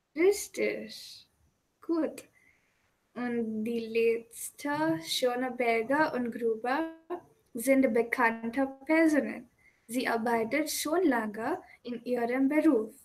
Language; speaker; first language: German; non-native, fluent; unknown